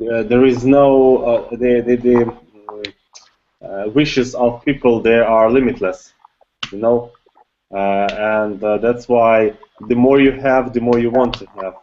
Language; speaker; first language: English; non-native, learner; Russian